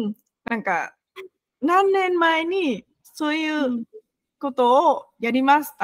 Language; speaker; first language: Japanese; non-native, fluent; Vietnamese